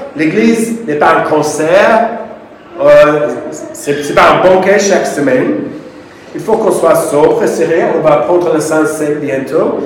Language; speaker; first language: French; non-native, fluent; English